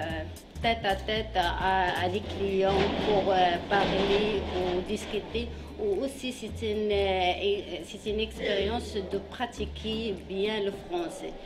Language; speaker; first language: French; non-native, local second language; Arabic